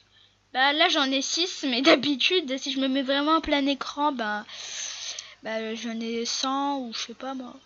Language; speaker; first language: French; native; French